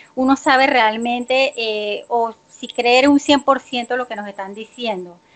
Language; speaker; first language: Spanish; native; Spanish